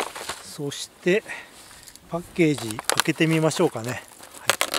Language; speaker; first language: Japanese; native; Japanese